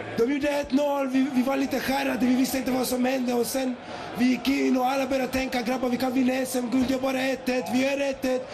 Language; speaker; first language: Swedish; early bilingual, other home language; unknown